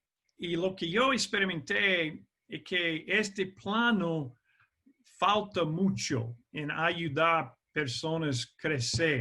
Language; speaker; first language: Spanish; non-native, fluent; English